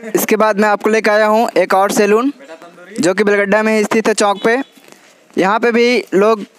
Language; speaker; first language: Hindi; native; Hindi